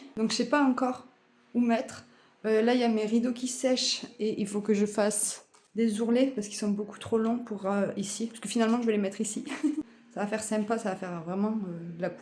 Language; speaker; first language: French; native; French